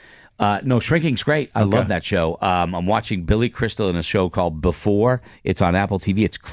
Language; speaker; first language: English; native; English